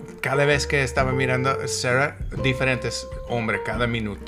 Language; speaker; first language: Spanish; non-native, learner; English